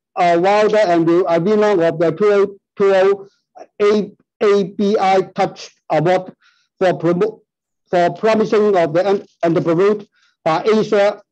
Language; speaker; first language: English; non-native, local second language; Cantonese